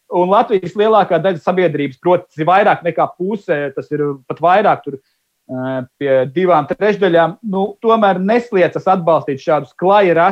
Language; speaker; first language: Latvian; native; Latvian